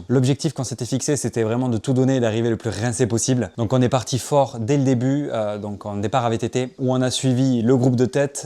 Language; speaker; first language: French; native; French